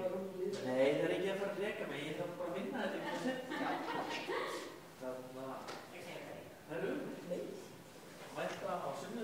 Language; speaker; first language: Icelandic; non-native, learner; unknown